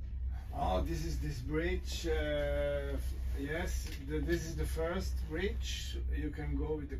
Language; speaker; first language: English; non-native, learner; German